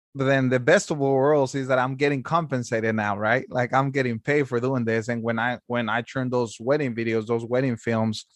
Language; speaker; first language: English; non-native, fluent; Spanish